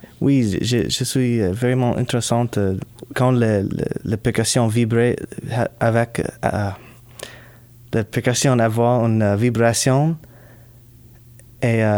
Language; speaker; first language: French; non-native, learner; English